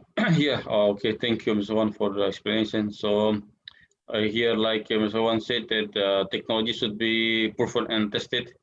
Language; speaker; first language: English; non-native, learner; Indonesian